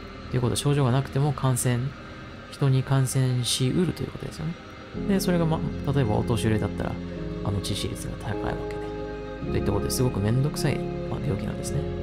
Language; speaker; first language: Japanese; native; Japanese